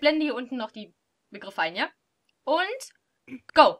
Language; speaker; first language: German; native; German